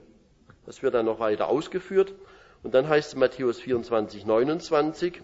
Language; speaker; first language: German; native; German